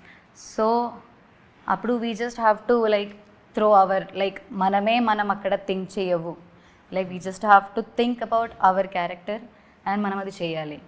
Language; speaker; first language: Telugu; non-native, learner; Malayalam